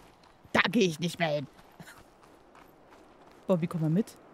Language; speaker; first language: German; native; German